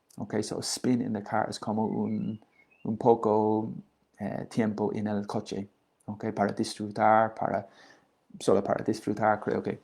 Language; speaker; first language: Spanish; non-native, learner; English